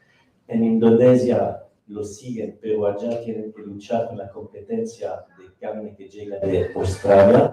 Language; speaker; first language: Spanish; non-native, fluent; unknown